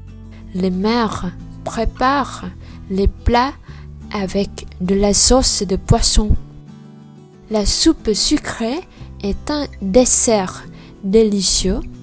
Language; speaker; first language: French; non-native, learner; Vietnamese